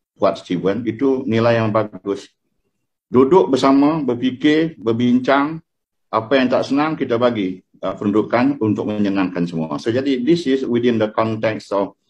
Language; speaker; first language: Malay; non-native, local second language; Iban